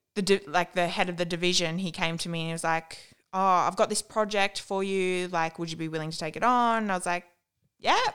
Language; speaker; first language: English; native; English